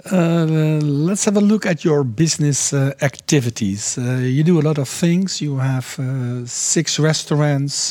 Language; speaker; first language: English; non-native, fluent; Dutch